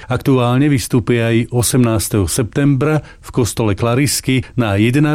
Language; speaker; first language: Slovak; native; Slovak